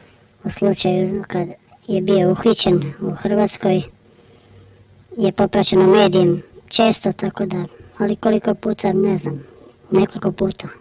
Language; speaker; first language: Croatian; native; Croatian